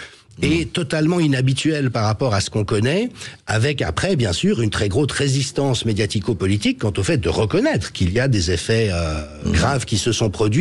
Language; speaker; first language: French; native; French